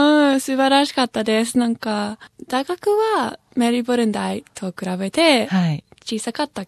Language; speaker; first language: Japanese; non-native, fluent; English